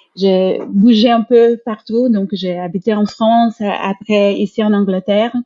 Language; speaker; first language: French; non-native, fluent; Portuguese